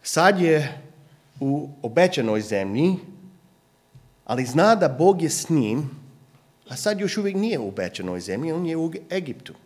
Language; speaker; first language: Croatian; non-native, fluent; English